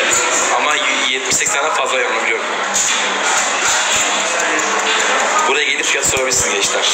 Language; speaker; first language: Turkish; native; Turkish